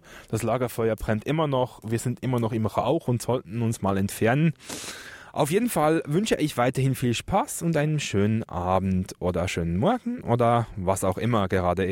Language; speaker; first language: German; native; German